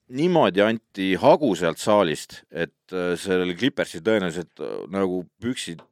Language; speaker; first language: Estonian; native; Estonian